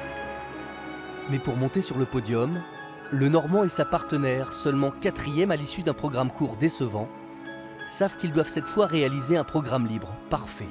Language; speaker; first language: French; native; French